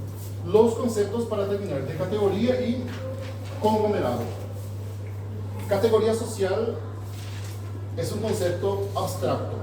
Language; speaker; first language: Spanish; non-native, fluent; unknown